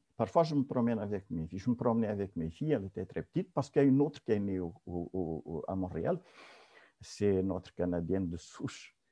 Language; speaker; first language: French; non-native, fluent; Portuguese